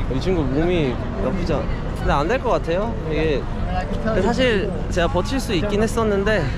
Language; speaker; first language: Korean; native; Korean